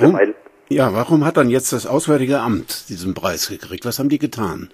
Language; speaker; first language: German; native; German